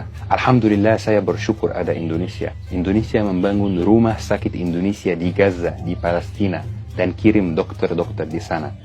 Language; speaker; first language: Indonesian; non-native, fluent; Arabic